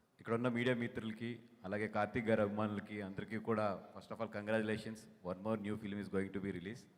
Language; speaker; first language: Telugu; native; Telugu